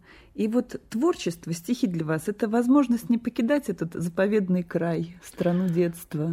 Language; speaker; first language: Russian; native; Russian